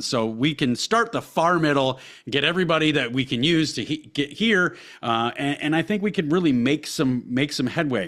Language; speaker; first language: English; native; English